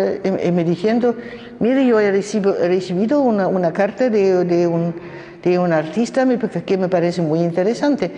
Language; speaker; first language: Spanish; non-native, fluent; German